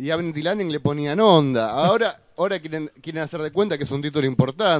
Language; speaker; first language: Spanish; native; Spanish